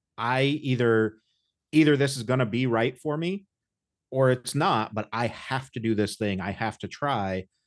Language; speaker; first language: English; native; English